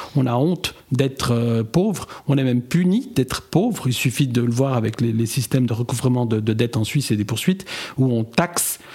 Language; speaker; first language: French; native; French